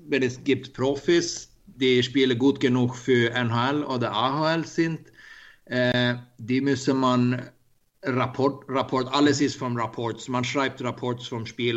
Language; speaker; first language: German; non-native, learner; Swedish